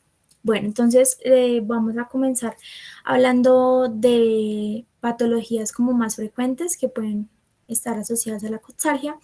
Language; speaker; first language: Spanish; native; Spanish